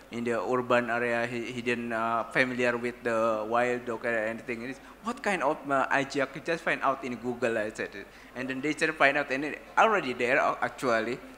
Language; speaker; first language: English; non-native, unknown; Sundanese